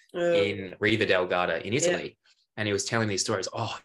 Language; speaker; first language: English; native; English